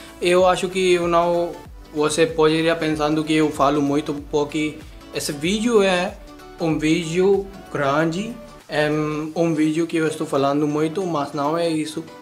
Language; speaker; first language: Portuguese; non-native, learner; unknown